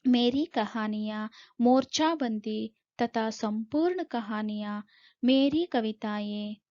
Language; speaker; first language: Hindi; non-native, local second language; Kannada